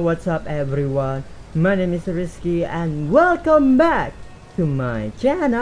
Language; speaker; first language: English; non-native, learner; Indonesian